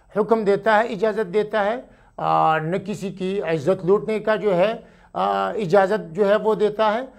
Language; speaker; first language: Urdu; non-native, local second language; Pashto